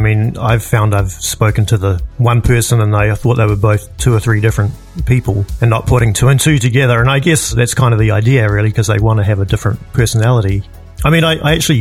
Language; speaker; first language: English; native; English